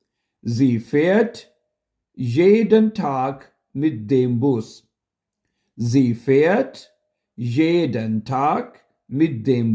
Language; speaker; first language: German; non-native, local second language; Urdu